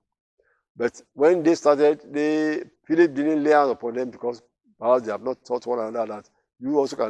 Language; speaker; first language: English; non-native, local second language; Yoruba